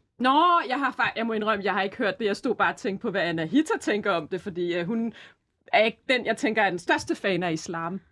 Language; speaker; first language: Danish; native; Danish